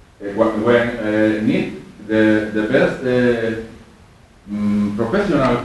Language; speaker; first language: English; non-native, learner; Spanish